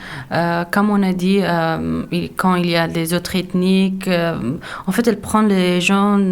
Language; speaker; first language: French; non-native, learner; Persian